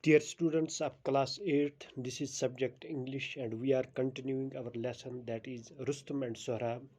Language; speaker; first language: English; non-native, local second language; Urdu